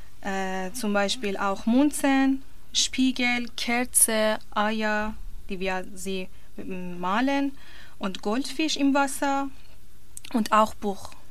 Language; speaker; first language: German; non-native, learner; Persian